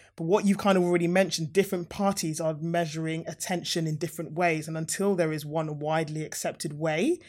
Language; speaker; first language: English; native; English